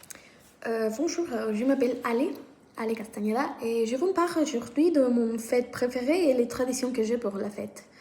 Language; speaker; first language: French; non-native, learner; Spanish